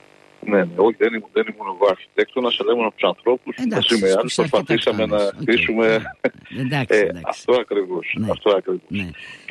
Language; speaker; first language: Greek; native; Greek